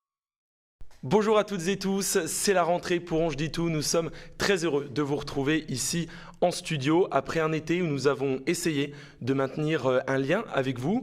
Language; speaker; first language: French; native; French